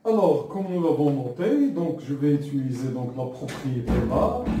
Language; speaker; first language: French; non-native, local second language; Arabic